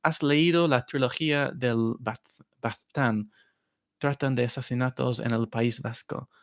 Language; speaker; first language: Spanish; non-native, fluent; English